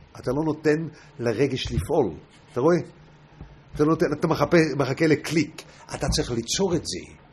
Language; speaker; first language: Hebrew; non-native, fluent; English